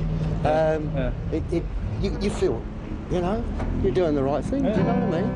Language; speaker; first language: English; native; English